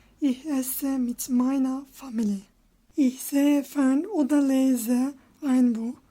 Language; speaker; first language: German; non-native, fluent; Turkish